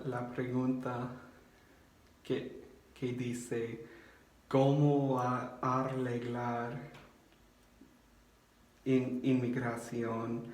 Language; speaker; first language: Spanish; non-native, learner; English